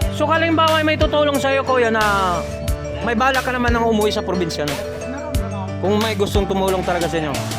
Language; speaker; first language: Filipino; native; Filipino